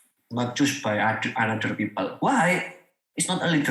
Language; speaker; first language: English; non-native, learner; Indonesian